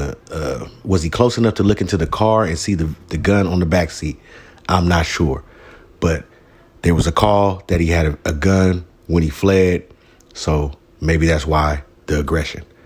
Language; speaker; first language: English; native; English